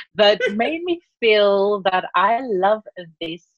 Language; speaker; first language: English; non-native, fluent; Greek